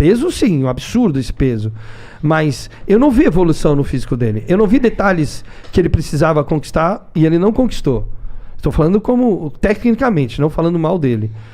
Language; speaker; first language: Portuguese; native; Portuguese